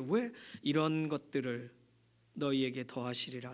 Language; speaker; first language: Korean; native; Korean